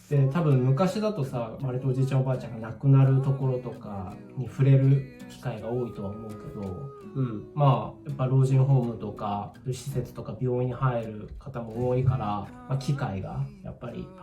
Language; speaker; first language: Japanese; native; Japanese